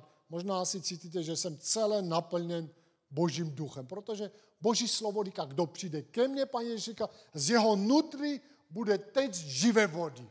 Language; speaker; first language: Czech; non-native, fluent; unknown